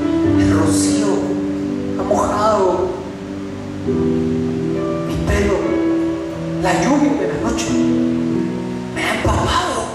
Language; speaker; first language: Spanish; native; Spanish